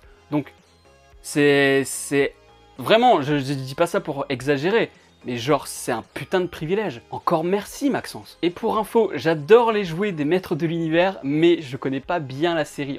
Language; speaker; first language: French; native; French